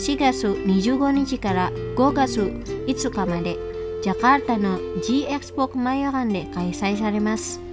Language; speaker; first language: Japanese; non-native, fluent; Indonesian